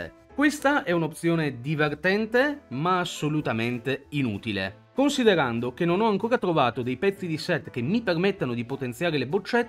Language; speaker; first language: Italian; native; Italian